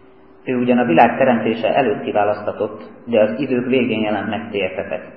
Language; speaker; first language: Hungarian; native; Hungarian